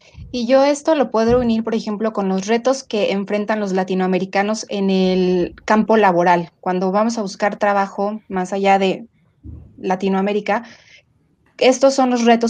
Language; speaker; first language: Spanish; native; Spanish